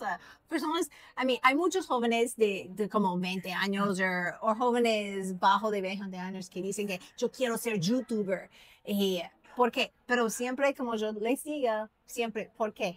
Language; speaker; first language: Spanish; non-native, fluent; English